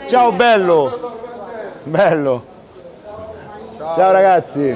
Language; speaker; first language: Italian; native; Italian